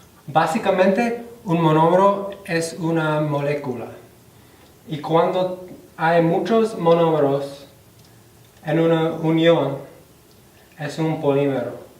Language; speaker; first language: Spanish; non-native, fluent; English